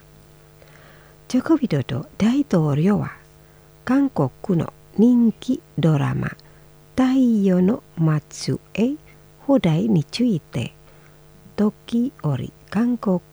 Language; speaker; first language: Japanese; non-native, fluent; Indonesian